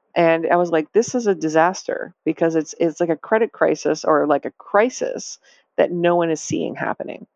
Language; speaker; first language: English; native; English